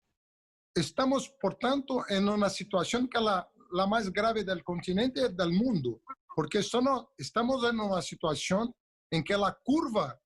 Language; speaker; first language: Spanish; non-native, local second language; Portuguese